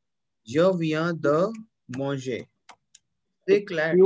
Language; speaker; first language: French; non-native, fluent; Hindi